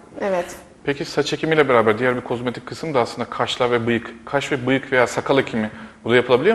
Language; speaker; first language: Turkish; native; Turkish